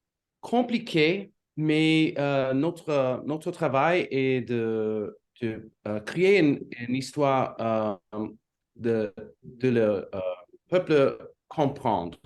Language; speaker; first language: French; non-native, learner; English